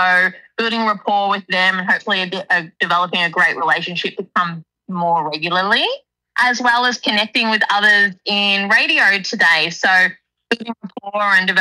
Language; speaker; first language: English; native; English